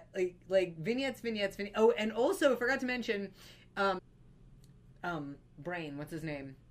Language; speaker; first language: English; native; English